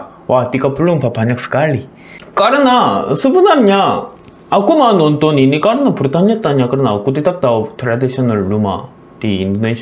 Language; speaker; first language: Indonesian; non-native, learner; Korean